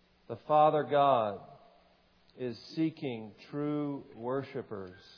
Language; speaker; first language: English; native; English